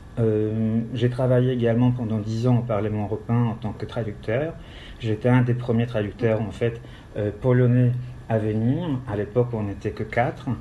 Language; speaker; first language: French; non-native, fluent; Polish